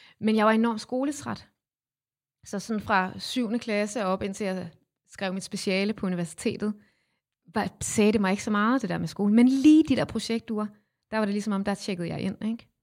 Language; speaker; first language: Danish; native; Danish